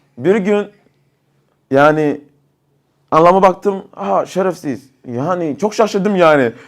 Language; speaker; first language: Turkish; non-native, fluent; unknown